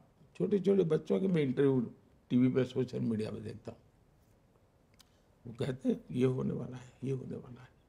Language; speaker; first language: Hindi; non-native, local second language; Gujarati